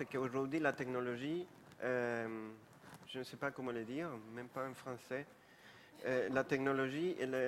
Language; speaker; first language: French; non-native, fluent; Spanish